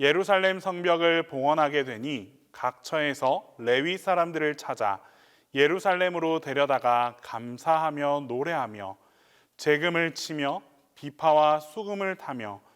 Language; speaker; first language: Korean; native; Korean